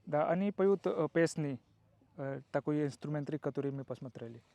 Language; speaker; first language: Russian; non-native, learner; Hindi